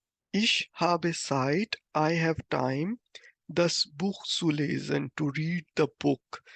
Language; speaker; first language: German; non-native, fluent; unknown